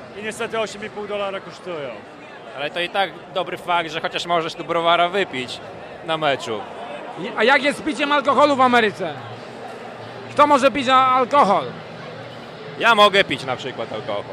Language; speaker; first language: Polish; native; Polish